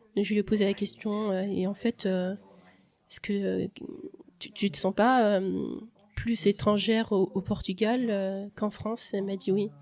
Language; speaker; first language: French; early bilingual, other home language; Portuguese